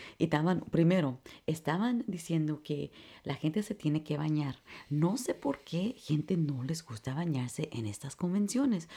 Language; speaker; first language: Spanish; early bilingual, heritage; Spanish